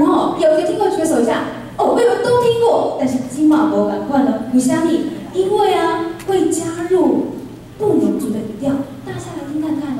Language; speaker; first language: Chinese; native; Chinese